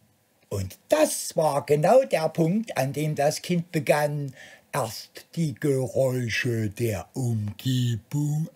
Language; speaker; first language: German; native; German